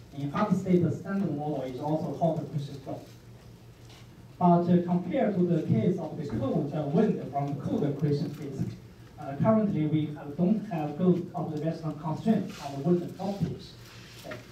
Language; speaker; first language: English; non-native, fluent; Chinese